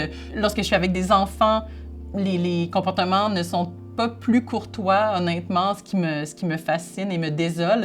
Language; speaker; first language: French; native; French